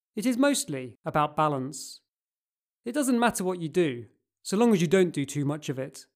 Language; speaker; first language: English; native; English